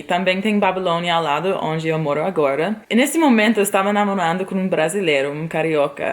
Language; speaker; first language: Portuguese; non-native, fluent; English